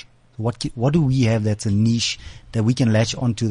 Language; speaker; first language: English; native; English